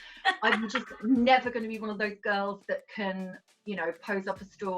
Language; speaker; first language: English; native; English